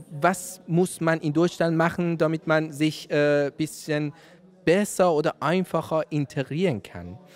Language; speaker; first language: German; non-native, fluent; Persian